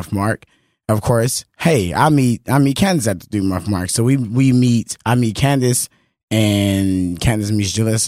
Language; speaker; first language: English; native; English